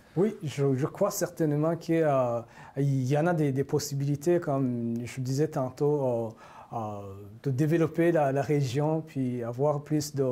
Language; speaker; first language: French; non-native, local second language; Rundi